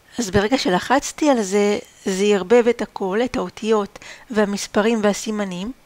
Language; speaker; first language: Hebrew; native; Hebrew